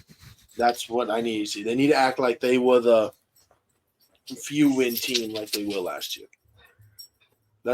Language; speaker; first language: English; native; English